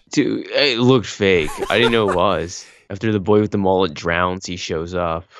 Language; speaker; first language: English; early bilingual, other home language; Filipino